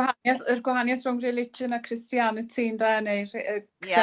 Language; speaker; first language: Welsh; native; Welsh